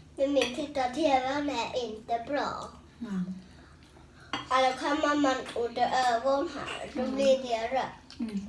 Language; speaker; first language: Swedish; early bilingual, other home language; Thai